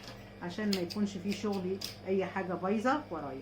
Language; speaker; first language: Arabic; native; Arabic